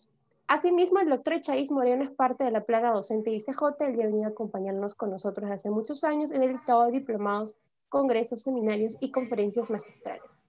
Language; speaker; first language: Spanish; native; Spanish